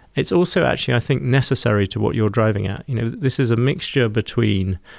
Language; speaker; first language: English; native; English